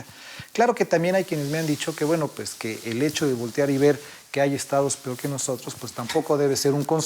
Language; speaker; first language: Spanish; native; Spanish